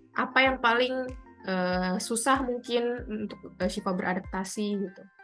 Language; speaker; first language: Indonesian; native; Indonesian